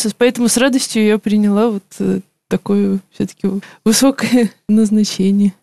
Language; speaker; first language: Russian; native; Russian